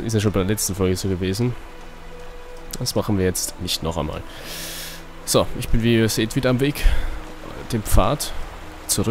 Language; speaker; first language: German; native; German